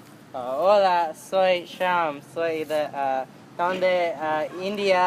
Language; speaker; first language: Spanish; non-native, learner; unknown